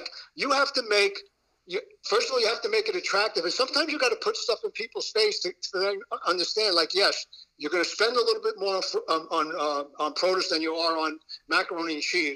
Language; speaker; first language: English; native; English